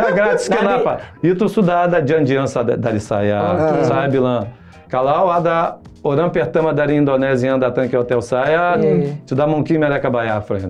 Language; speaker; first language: Indonesian; non-native, fluent; Portuguese